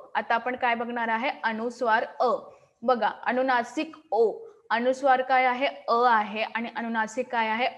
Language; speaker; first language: Marathi; non-native, local second language; Hindi